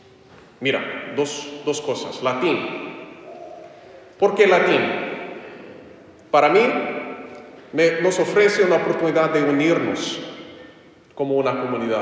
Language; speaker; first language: Spanish; non-native, fluent; English